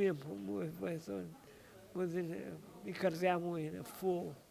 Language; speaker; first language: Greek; early bilingual, heritage; English